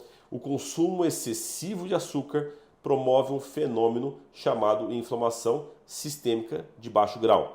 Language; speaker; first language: Portuguese; native; Portuguese